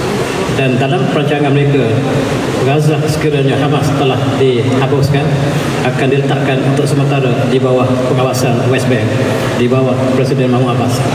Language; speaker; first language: Malay; native; Malay